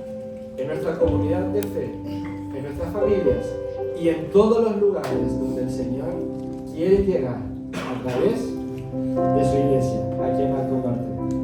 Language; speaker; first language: Spanish; native; Spanish